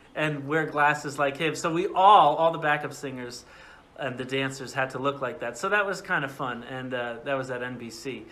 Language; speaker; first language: English; native; English